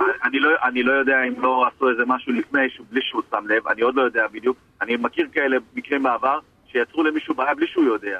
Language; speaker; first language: Hebrew; native; Hebrew